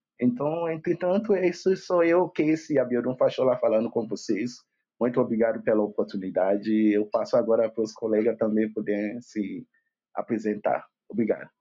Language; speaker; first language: Portuguese; non-native, fluent; Yoruba